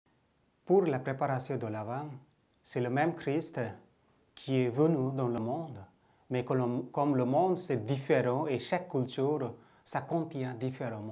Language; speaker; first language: French; non-native, fluent; Bangla